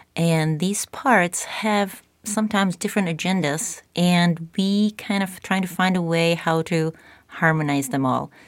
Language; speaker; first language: English; non-native, fluent; Czech